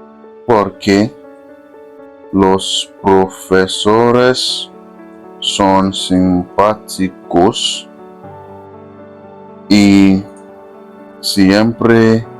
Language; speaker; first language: Spanish; non-native, fluent; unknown